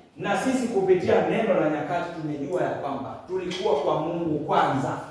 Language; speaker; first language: Swahili; non-native, local second language; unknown